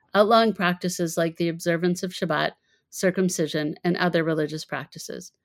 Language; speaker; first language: English; native; English